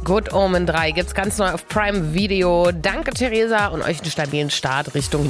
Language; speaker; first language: German; native; German